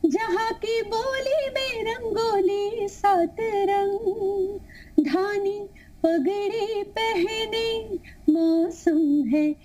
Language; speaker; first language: Hindi; non-native, local second language; Tamil